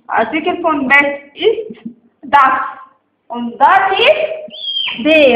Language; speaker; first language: German; non-native, fluent; Arabic